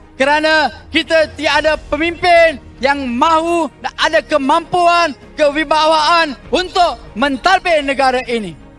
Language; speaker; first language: Malay; non-native, local second language; Tamil